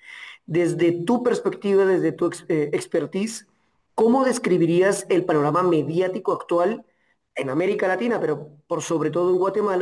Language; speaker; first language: Spanish; native; Spanish